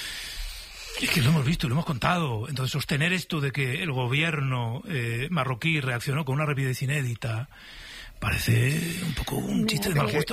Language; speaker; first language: Spanish; native; Spanish